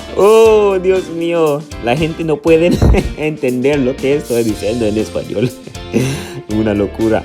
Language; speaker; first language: Spanish; non-native, learner; English